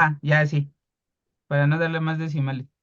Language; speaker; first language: Spanish; native; Spanish